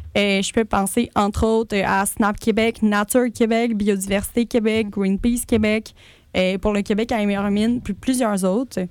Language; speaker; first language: French; early bilingual, other home language; Spanish